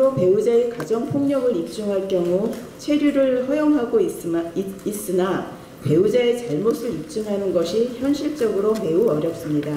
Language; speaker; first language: Korean; native; Korean